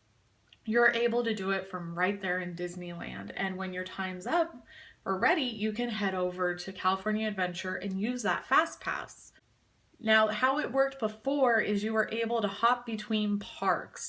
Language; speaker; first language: English; native; English